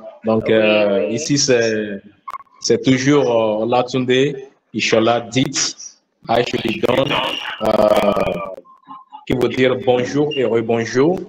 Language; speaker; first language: French; non-native, fluent; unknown